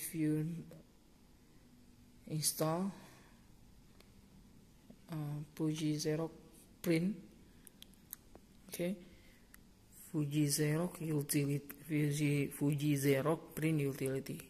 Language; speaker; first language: English; non-native, learner; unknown